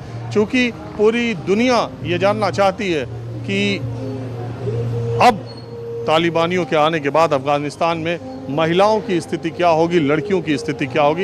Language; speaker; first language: Hindi; native; Hindi